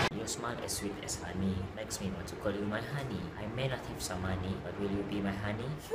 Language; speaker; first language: English; non-native, local second language; Malay